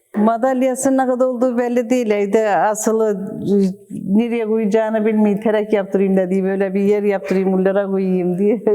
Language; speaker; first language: Turkish; native; Turkish